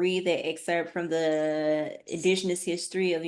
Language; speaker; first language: English; native; English